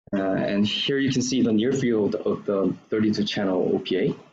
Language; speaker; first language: English; non-native, fluent; Korean